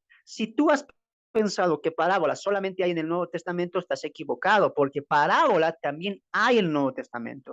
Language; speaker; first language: Spanish; native; Spanish